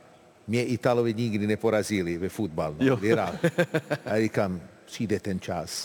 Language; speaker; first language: Czech; non-native, fluent; Italian